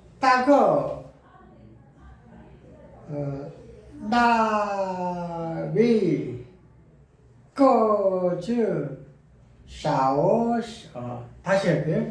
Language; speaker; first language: Korean; native; Korean